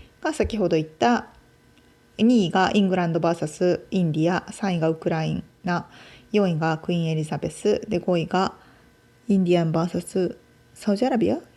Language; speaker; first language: Japanese; native; Japanese